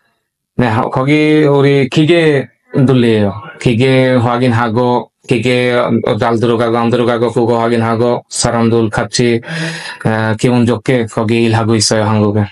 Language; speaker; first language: Korean; non-native, learner; Bangla